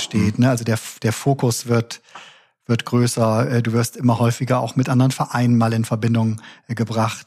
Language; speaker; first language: German; native; German